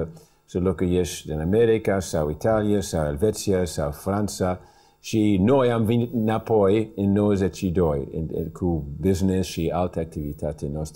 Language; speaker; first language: Romanian; early bilingual, heritage; English